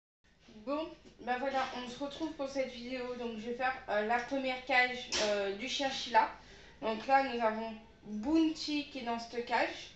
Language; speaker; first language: French; native; French